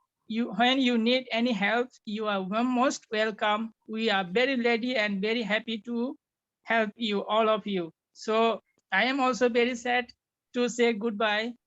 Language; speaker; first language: English; non-native, fluent; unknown